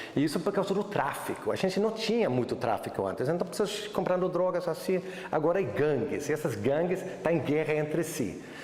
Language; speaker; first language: Portuguese; non-native, fluent; Swedish